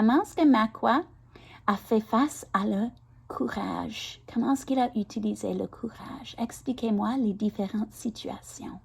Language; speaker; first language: French; non-native, learner; English